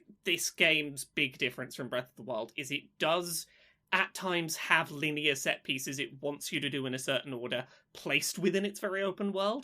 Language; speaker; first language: English; native; English